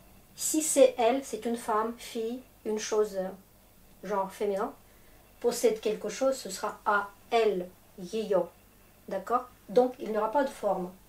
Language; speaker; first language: French; non-native, fluent; Russian